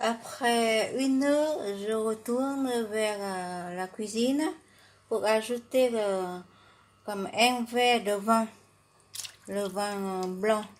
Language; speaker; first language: French; non-native, fluent; Vietnamese